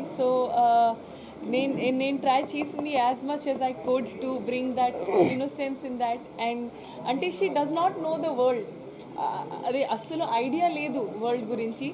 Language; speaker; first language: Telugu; non-native, learner; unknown